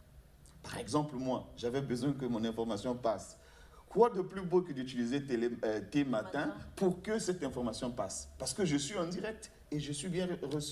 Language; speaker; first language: French; non-native, local second language; Lingala